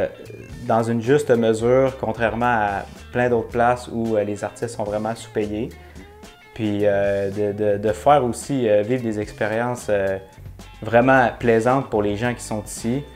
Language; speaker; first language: French; native; French